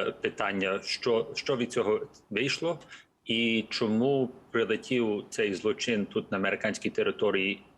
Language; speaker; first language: Ukrainian; early bilingual, heritage; English